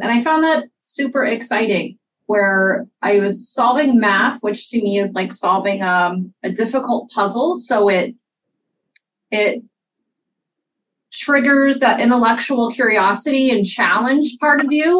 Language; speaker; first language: English; native; English